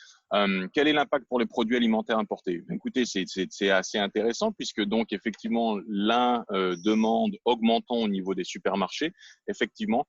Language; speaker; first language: French; native; French